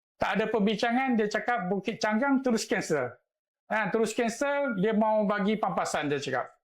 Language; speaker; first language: Malay; native; Malay